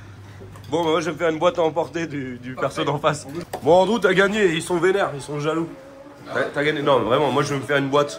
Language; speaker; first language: French; native; French